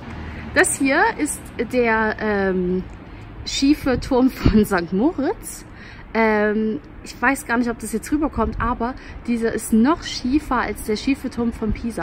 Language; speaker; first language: German; native; German